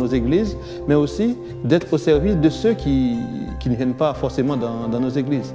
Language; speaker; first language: French; non-native, local second language; Haitian Creole